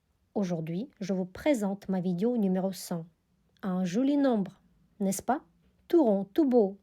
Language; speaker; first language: French; non-native, fluent; Russian